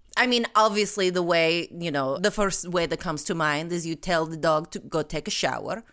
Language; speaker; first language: English; non-native, fluent; Russian